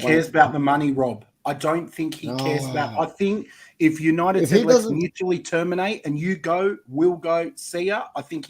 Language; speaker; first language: English; native; English